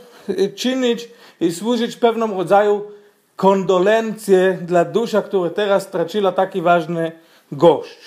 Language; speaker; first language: Polish; non-native, fluent; Hebrew